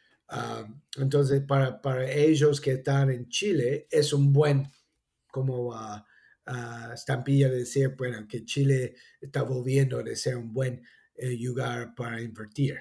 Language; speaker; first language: Spanish; non-native, fluent; English